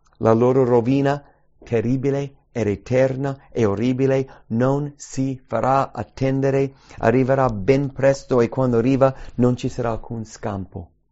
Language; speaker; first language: Italian; early bilingual, heritage; English